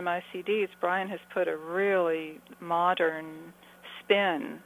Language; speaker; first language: English; native; English